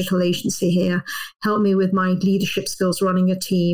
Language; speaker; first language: English; native; English